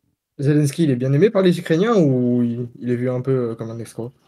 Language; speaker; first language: French; native; French